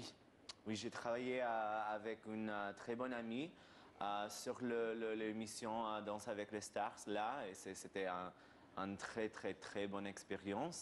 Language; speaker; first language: French; non-native, learner; English